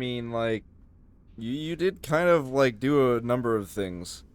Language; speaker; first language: English; native; English